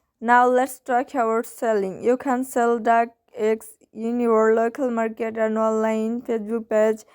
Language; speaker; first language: English; non-native, local second language; Bangla